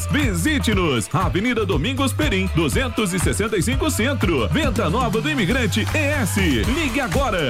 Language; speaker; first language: Portuguese; native; Portuguese